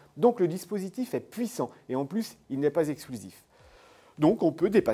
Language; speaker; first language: French; native; French